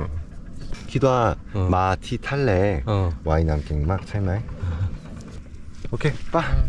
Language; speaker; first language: Thai; non-native, learner; Korean